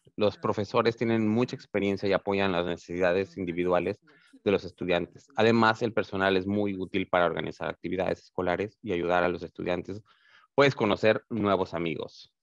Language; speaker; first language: Spanish; native; Spanish